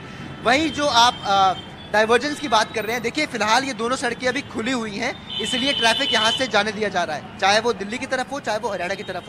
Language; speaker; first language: Hindi; native; Hindi